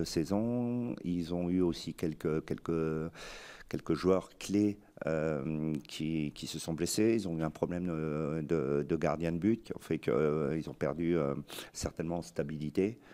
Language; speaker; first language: French; native; French